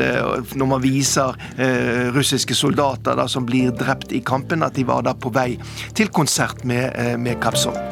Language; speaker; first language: Norwegian; native; Norwegian